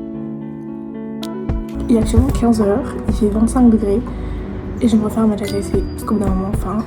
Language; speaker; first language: French; non-native, local second language; Malagasy